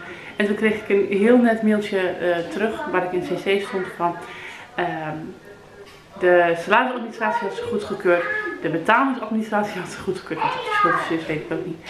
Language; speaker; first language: Dutch; native; Dutch